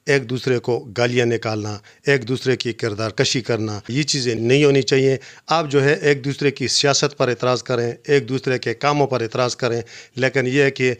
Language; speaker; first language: Urdu; non-native, local second language; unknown